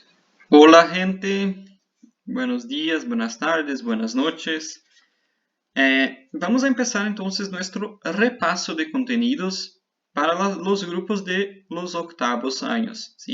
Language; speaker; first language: Spanish; non-native, fluent; Portuguese